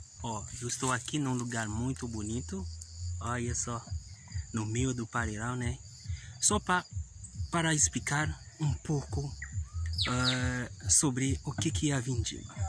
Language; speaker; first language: Portuguese; non-native, fluent; Haitian Creole